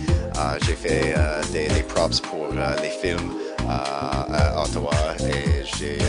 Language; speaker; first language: French; non-native, learner; English